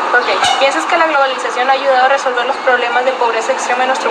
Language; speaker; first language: Spanish; native; Spanish